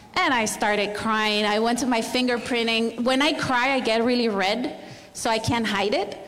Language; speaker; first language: English; non-native, fluent; Spanish